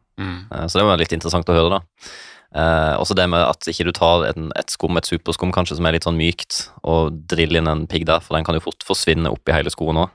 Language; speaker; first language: Norwegian; native; Norwegian